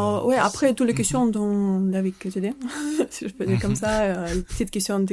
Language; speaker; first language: French; non-native, fluent; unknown